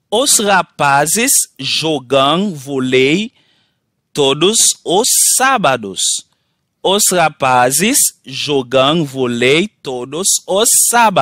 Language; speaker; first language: Portuguese; non-native, fluent; Haitian Creole